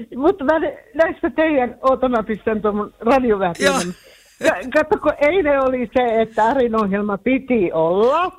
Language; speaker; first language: Finnish; native; Finnish